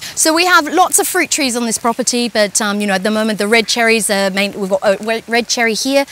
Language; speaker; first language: English; native; English